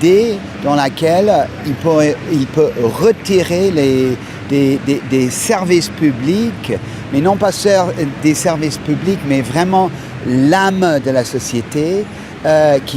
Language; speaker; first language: French; non-native, fluent; English